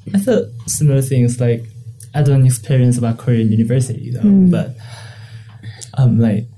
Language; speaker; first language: English; non-native, learner; Korean